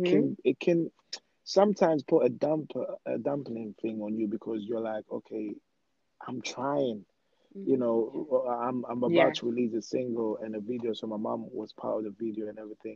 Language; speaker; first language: English; non-native, local second language; Akan